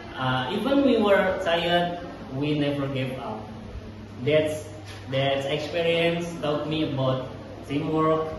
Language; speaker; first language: English; non-native, learner; Indonesian